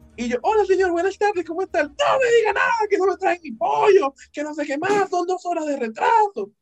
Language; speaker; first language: Spanish; native; Spanish